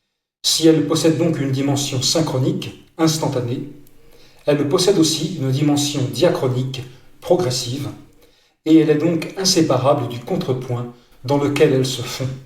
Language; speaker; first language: French; native; French